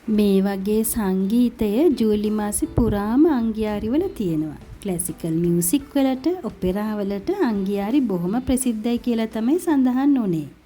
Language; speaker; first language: Sinhala; native; Sinhala